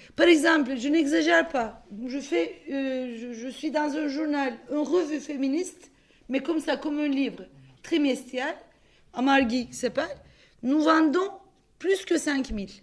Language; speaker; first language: French; non-native, fluent; Turkish